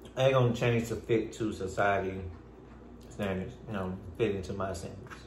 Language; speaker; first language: English; native; English